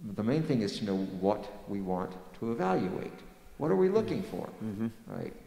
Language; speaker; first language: English; non-native, fluent; Portuguese